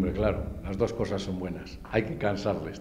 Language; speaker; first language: Spanish; native; Spanish